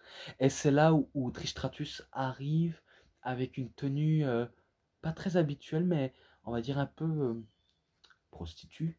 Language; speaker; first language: French; native; French